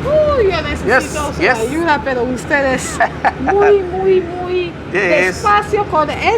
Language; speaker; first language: Spanish; non-native, learner; English